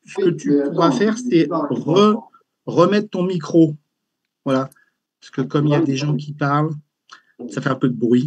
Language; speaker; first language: French; native; French